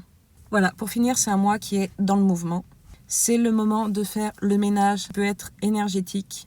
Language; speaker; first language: French; native; French